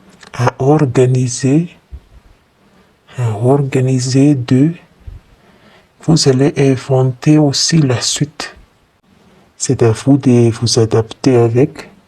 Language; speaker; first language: French; non-native, fluent; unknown